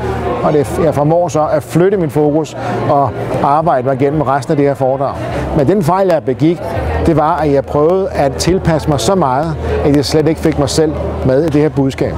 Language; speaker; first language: Danish; native; Danish